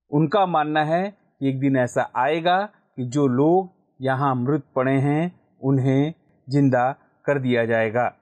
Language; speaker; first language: Hindi; non-native, local second language; Gujarati